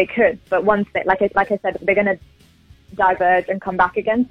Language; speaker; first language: English; native; English